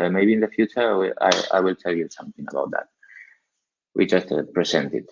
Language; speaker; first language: English; non-native, learner; Spanish